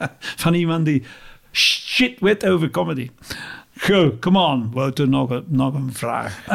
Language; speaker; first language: Dutch; non-native, fluent; English